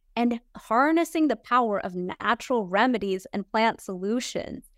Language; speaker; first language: English; native; English